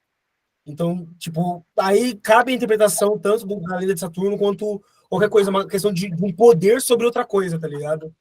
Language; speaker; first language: Portuguese; native; Portuguese